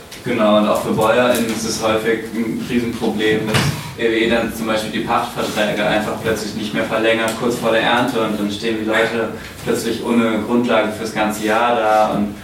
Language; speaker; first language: German; native; German